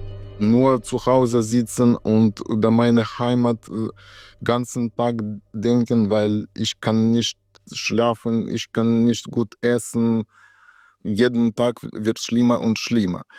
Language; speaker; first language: German; non-native, learner; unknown